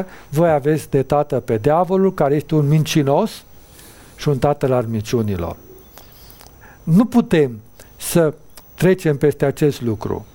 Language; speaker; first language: Romanian; native; Romanian